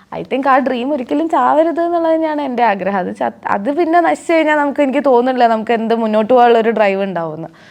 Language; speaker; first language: Malayalam; native; Malayalam